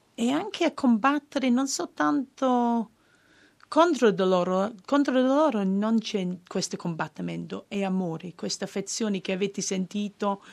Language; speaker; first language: Italian; non-native, fluent; English